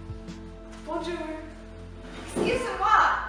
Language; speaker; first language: French; non-native, learner; English